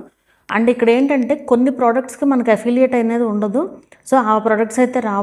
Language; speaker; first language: Telugu; native; Telugu